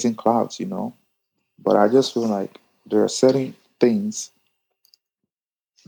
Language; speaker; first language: English; non-native, local second language; Yoruba